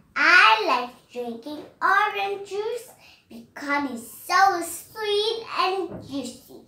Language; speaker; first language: English; non-native, learner; Vietnamese